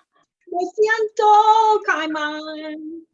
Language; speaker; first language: Spanish; non-native, learner; English